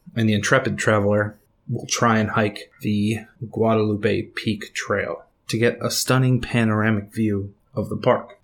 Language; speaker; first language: English; native; English